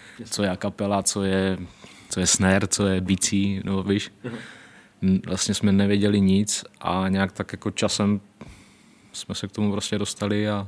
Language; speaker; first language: Czech; early bilingual, other home language; Ukrainian